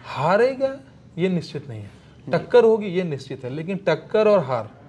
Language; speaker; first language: Hindi; native; Hindi